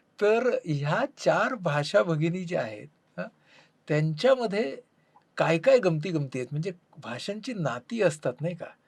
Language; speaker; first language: Marathi; native; Marathi